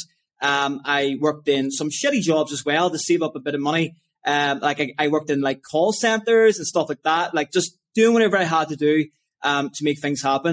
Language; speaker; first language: English; native; English